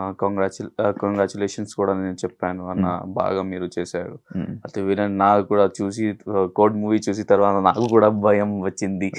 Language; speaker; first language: Telugu; non-native, learner; Hindi